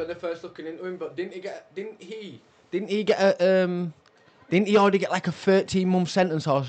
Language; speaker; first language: English; native; English